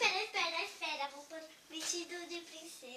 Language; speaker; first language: Portuguese; early bilingual, heritage; Portuguese